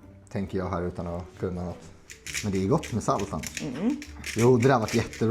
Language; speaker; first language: Swedish; native; Swedish